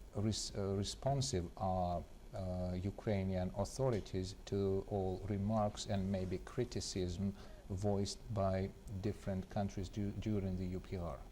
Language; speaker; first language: English; non-native, fluent; Ukrainian